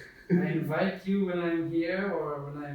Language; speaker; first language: English; non-native, fluent; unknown